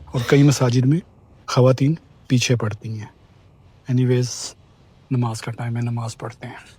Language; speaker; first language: Urdu; native; Urdu